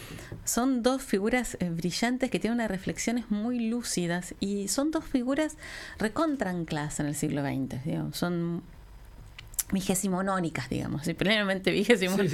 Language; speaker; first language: Spanish; native; Spanish